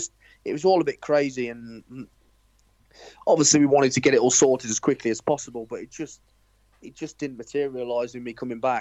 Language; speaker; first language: English; native; English